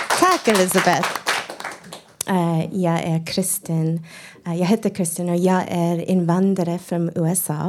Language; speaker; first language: Swedish; non-native, learner; English